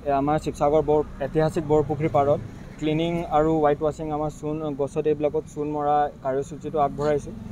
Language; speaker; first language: Assamese; native; Assamese